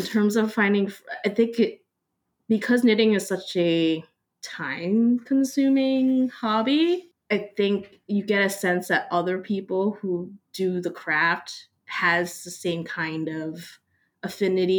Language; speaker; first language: English; early bilingual, other home language; Cantonese